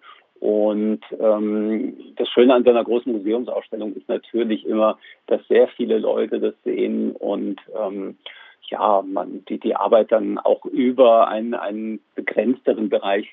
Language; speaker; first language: German; native; German